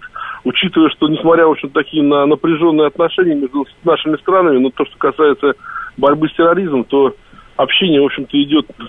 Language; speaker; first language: Russian; native; Russian